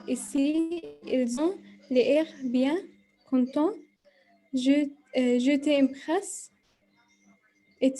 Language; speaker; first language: French; non-native, learner; Arabic